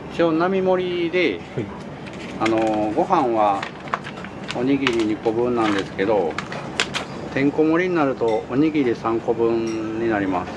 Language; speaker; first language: Japanese; native; Japanese